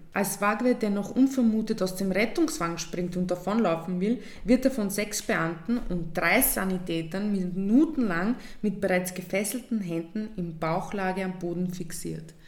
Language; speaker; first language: German; early bilingual, other home language; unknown